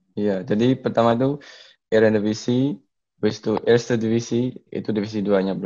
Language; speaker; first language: Indonesian; early bilingual, heritage; Indonesian